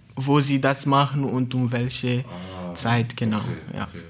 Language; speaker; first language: German; non-native, fluent; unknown